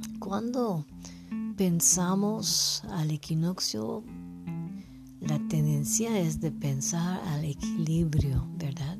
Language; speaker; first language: Spanish; non-native, fluent; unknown